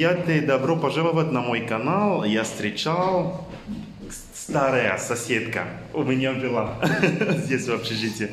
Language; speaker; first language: Russian; non-native, learner; French